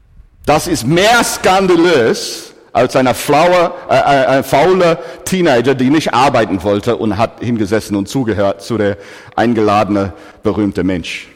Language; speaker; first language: German; non-native, fluent; English